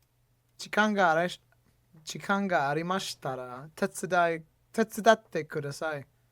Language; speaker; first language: Japanese; non-native, learner; English